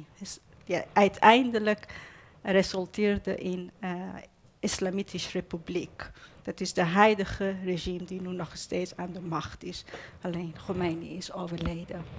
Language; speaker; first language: Dutch; non-native, fluent; Persian